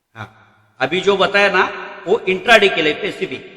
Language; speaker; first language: Hindi; non-native, local second language; Marathi